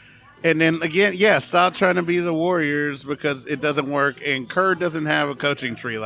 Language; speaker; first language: English; native; English